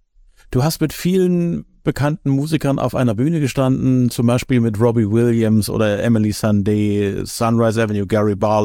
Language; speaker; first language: German; native; German